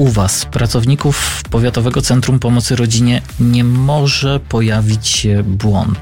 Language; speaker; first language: Polish; native; Polish